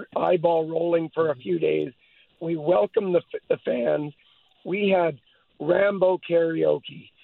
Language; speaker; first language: English; native; English